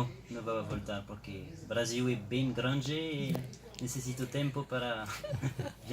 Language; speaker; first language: Portuguese; non-native, learner; French